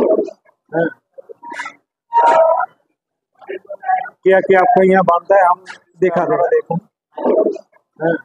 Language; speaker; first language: Hindi; non-native, local second language; Bangla